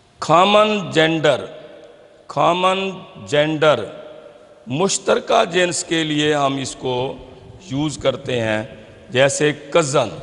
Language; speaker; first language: Urdu; non-native, local second language; Saraiki